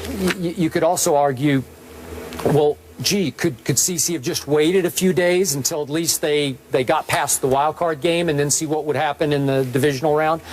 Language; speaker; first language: English; native; English